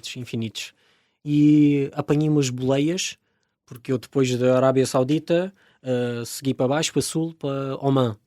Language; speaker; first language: Portuguese; early bilingual, other home language; Romanian